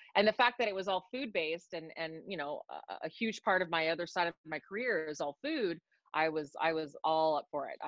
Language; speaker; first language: English; native; English